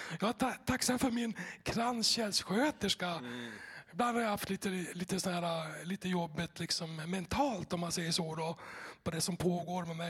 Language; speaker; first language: Swedish; native; Swedish